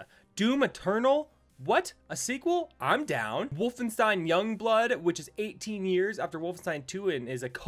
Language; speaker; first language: English; native; English